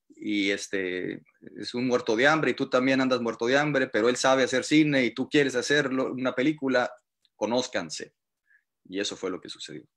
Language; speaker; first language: Spanish; native; Spanish